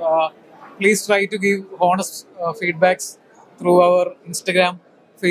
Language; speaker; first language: Tamil; non-native, learner; Malayalam